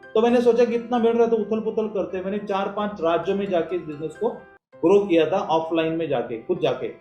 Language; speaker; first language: Hindi; non-native, local second language; Marathi